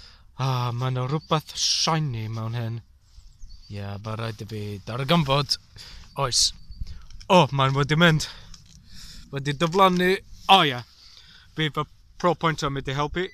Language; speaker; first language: Welsh; non-native, local second language; English